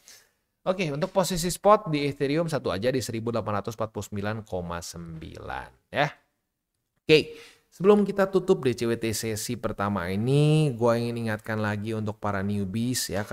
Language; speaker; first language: Indonesian; native; Indonesian